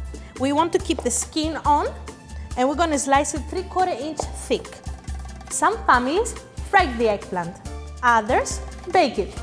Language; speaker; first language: English; non-native, fluent; Greek